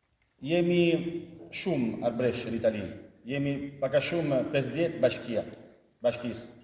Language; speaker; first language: Albanian; early bilingual, heritage; Italian